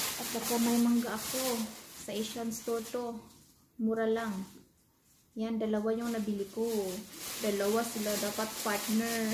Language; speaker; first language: Filipino; non-native, local second language; Cebuano